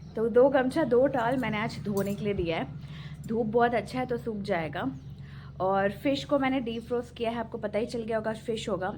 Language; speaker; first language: Hindi; non-native, local second language; Bangla